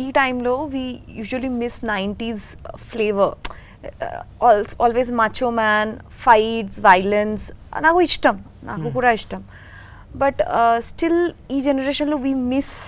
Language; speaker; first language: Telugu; non-native, learner; Bangla